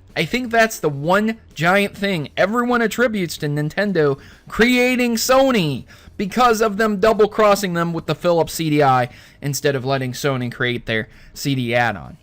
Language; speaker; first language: English; native; English